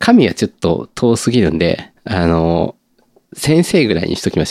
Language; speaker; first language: Japanese; native; Japanese